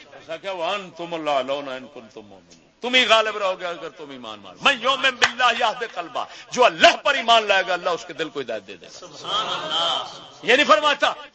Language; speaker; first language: Urdu; non-native, local second language; Punjabi